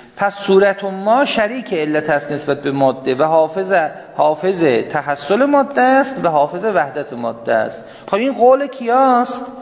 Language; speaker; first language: Persian; non-native, local second language; Azerbaijani